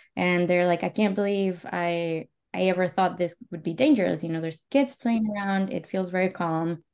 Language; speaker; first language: English; early bilingual, other home language; Spanish